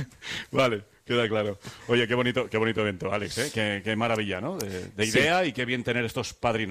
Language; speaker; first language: Spanish; native; Spanish